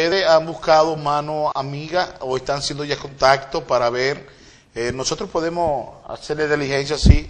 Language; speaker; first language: Spanish; native; Spanish